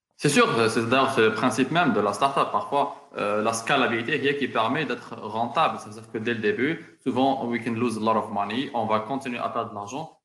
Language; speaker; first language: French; non-native, local second language; Arabic